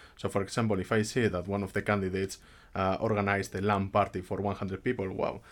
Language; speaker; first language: English; non-native, fluent; Spanish